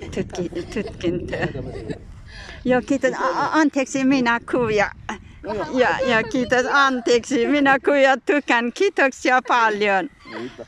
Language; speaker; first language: Finnish; non-native, learner; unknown